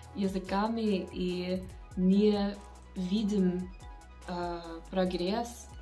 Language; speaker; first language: Russian; non-native, learner; English